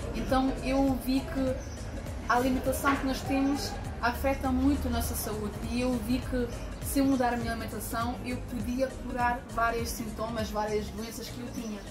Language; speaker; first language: Portuguese; non-native, fluent; Ukrainian